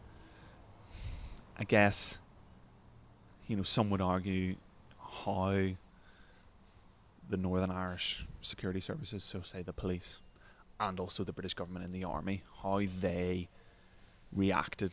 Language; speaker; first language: English; native; English